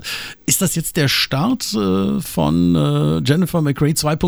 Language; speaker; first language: German; native; German